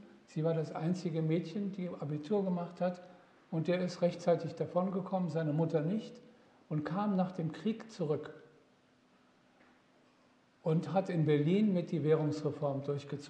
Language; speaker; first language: German; native; German